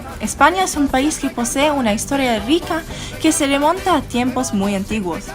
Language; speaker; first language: Spanish; non-native, learner; English